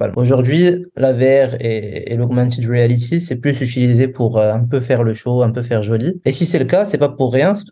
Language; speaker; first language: French; non-native, local second language; Arabic